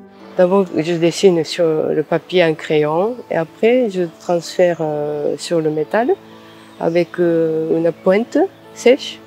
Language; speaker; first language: French; non-native, fluent; Japanese